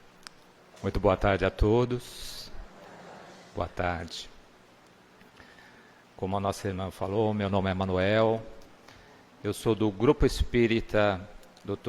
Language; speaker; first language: Portuguese; native; Portuguese